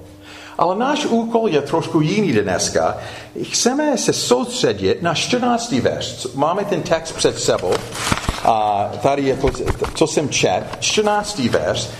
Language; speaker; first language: Czech; non-native, fluent; English